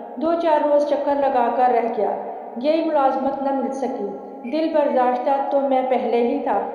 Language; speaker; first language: Urdu; native; Urdu